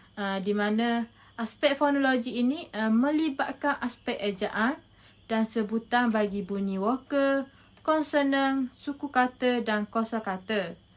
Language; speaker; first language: Malay; native; Malay